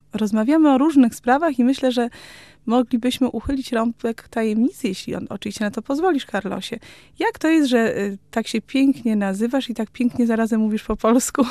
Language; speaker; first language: Polish; native; Polish